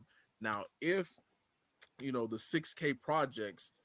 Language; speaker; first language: English; native; English